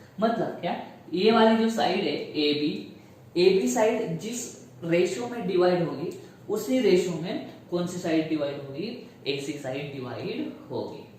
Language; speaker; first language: Hindi; non-native, local second language; Marathi